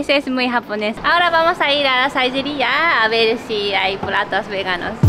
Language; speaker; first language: Spanish; non-native, fluent; Japanese